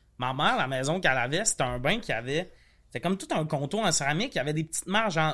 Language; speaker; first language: French; native; French